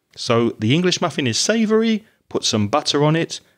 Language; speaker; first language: English; native; English